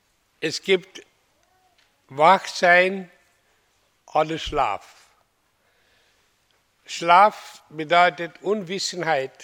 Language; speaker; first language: German; non-native, learner; Hindi